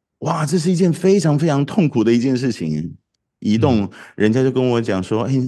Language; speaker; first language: Chinese; native; Chinese